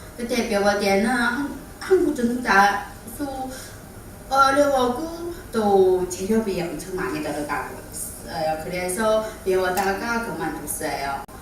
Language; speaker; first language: Korean; non-native, fluent; Chinese